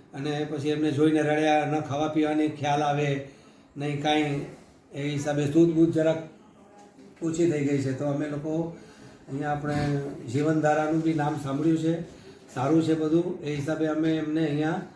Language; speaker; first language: Gujarati; non-native, local second language; Kachhi